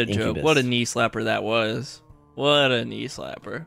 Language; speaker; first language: English; native; English